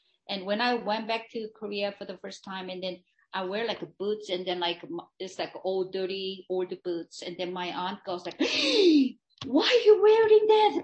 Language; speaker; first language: English; non-native, fluent; Korean